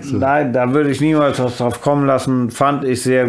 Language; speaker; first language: German; native; German